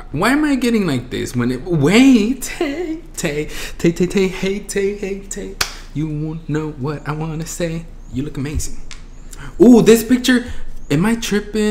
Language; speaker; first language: English; native; English